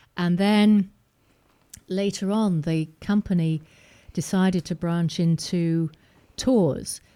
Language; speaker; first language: English; native; English